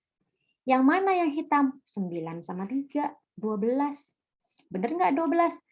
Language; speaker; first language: Indonesian; native; Indonesian